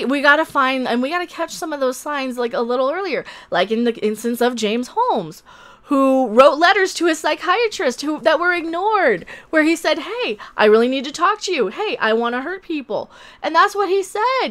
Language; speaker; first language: English; native; English